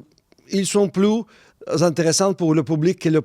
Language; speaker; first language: French; non-native, fluent; Russian